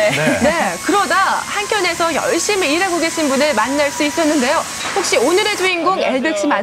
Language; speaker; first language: Korean; native; Korean